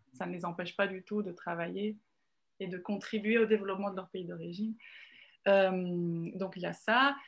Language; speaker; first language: French; non-native, fluent; Italian